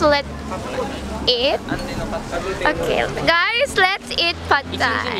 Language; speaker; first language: English; non-native, fluent; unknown